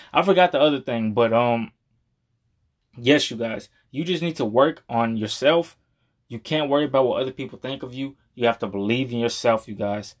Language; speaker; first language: English; native; English